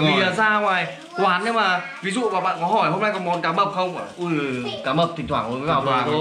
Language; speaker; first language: Vietnamese; native; Vietnamese